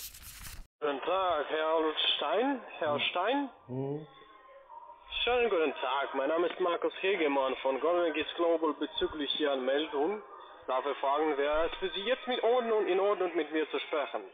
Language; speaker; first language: German; non-native, learner; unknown